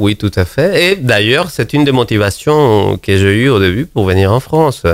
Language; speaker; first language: French; non-native, fluent; Spanish